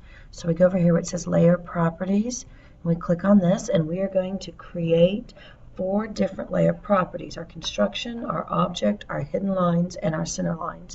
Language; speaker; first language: English; native; English